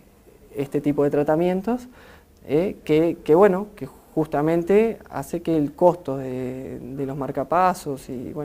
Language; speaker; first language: Spanish; native; Spanish